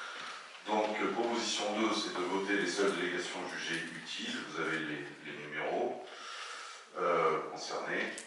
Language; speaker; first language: French; native; French